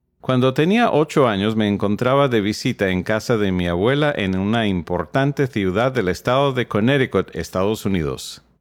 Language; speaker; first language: Spanish; non-native, fluent; English